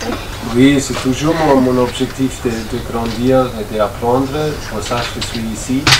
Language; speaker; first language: French; non-native, fluent; German